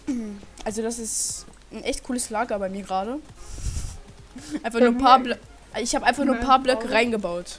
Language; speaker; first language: German; early bilingual, other home language; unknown